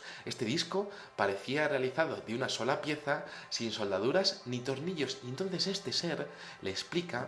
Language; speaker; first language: Spanish; native; Spanish